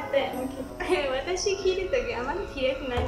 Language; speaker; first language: Japanese; non-native, learner; Burmese